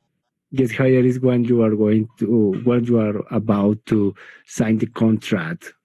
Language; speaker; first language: English; non-native, learner; Spanish